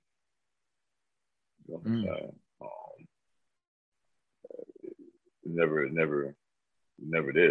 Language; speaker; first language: English; native; English